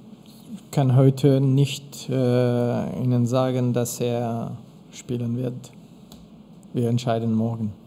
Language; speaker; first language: German; non-native, local second language; French